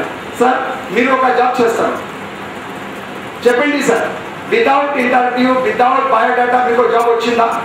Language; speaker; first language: Telugu; non-native, local second language; Hindi